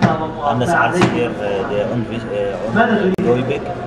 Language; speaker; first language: German; non-native, fluent; Arabic